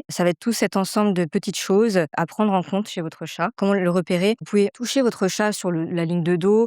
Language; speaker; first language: French; native; French